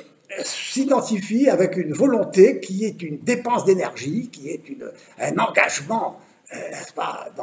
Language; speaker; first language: French; native; French